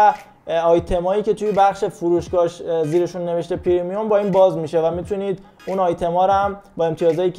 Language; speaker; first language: Persian; native; Persian